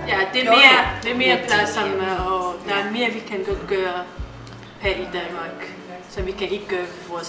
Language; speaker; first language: Danish; non-native, learner; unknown